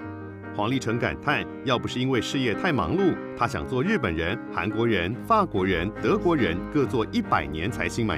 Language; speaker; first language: Chinese; native; Chinese